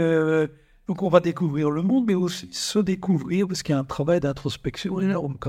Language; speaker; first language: French; native; French